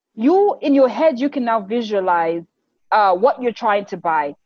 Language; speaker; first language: English; non-native, local second language; Shona